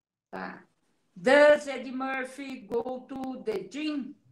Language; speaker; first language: English; non-native, learner; Portuguese